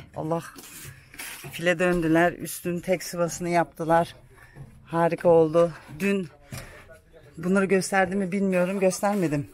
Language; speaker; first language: Turkish; early bilingual, heritage; Turkish